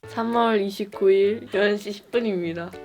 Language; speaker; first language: Korean; non-native, learner; Japanese